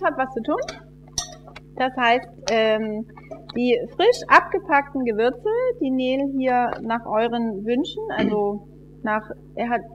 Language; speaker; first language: German; native; German